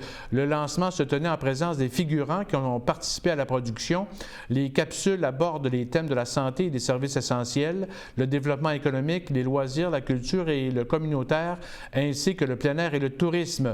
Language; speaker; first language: French; native; French